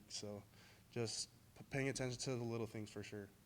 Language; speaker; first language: English; native; English